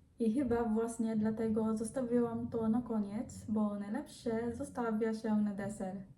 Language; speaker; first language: Polish; non-native, learner; Filipino